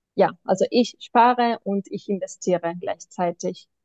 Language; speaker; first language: German; non-native, fluent; Spanish